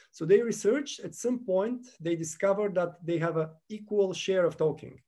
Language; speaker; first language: English; non-native, fluent; Bulgarian